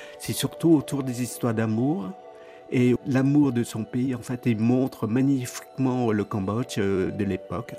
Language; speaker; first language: French; early bilingual, other home language; Khmer